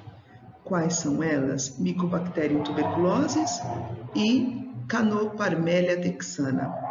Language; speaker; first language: Portuguese; native; Portuguese